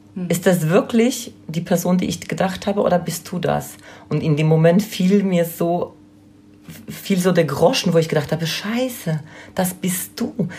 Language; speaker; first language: German; non-native, fluent; Polish